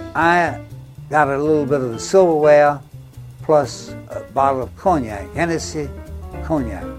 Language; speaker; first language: English; native; English